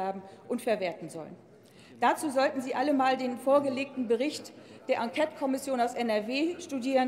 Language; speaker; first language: German; native; German